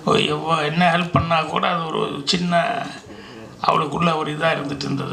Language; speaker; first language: Tamil; native; Tamil